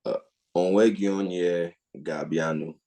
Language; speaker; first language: Igbo; non-native, learner; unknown